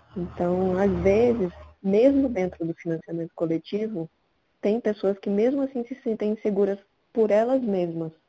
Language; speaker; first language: Portuguese; native; Portuguese